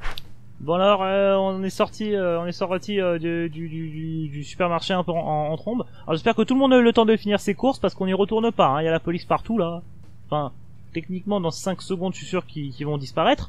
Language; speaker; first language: French; native; French